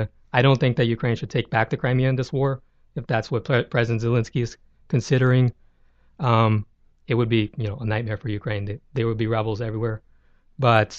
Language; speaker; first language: English; native; English